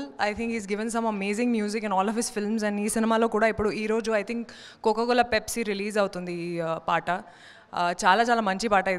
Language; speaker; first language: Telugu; non-native, learner; Hindi